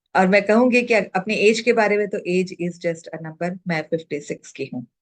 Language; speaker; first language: Hindi; native; Hindi